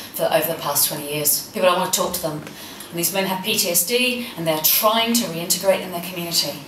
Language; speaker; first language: English; native; English